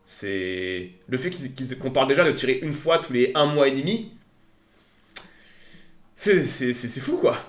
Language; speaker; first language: French; native; French